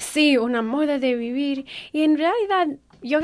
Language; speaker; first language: Spanish; early bilingual, heritage; Spanish